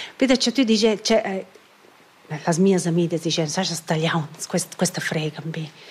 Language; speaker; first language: Italian; non-native, local second language; Romansh